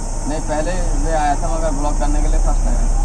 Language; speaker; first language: Hindi; non-native, local second language; Malayalam